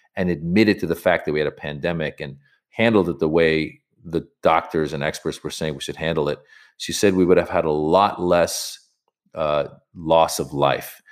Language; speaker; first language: English; native; English